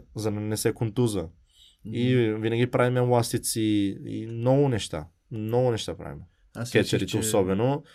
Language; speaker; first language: Bulgarian; early bilingual, heritage; Bulgarian